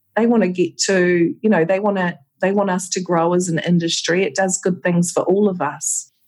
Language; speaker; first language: English; native; English